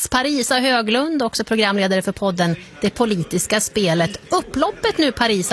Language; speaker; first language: Swedish; native; Swedish